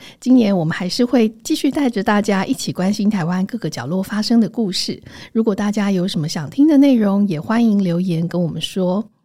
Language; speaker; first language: Chinese; native; Chinese